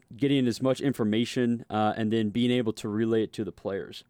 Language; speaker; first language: English; native; English